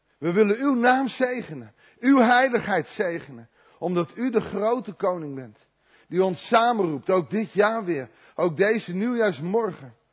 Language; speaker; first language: Dutch; native; Dutch